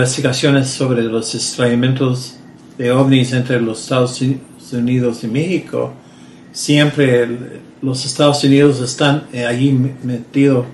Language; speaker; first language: Spanish; early bilingual, heritage; Spanish